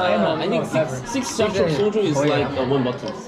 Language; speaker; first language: English; non-native, fluent; Korean